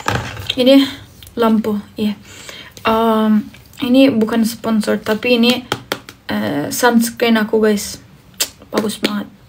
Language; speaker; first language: Indonesian; non-native, learner; Turkish